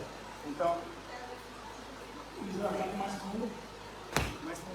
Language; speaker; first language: Portuguese; non-native, learner; English